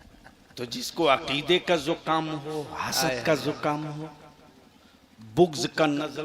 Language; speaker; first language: Urdu; native; Urdu